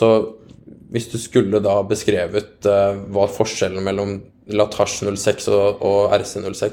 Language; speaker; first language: Norwegian; native; Norwegian